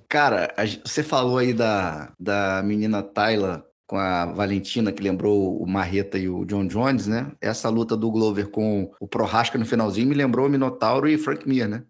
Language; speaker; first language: Portuguese; native; Portuguese